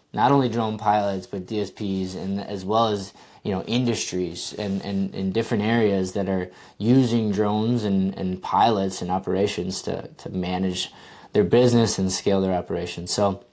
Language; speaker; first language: English; native; English